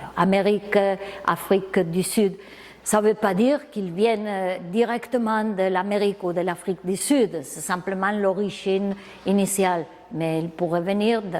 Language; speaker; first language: French; non-native, fluent; Spanish